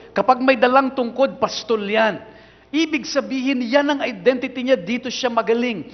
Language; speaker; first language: Filipino; non-native, local second language; Cebuano